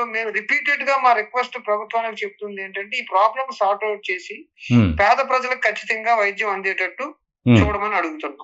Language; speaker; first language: Telugu; native; Telugu